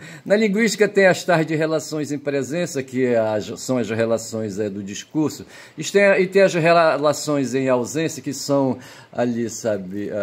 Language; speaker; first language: Portuguese; native; Portuguese